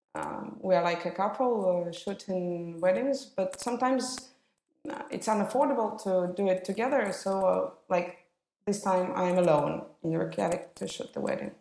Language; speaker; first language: English; non-native, fluent; Russian